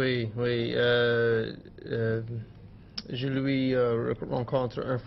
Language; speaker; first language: French; non-native, learner; English